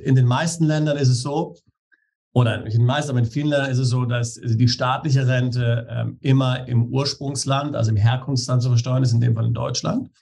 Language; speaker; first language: German; native; German